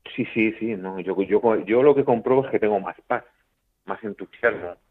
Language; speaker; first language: Spanish; native; Spanish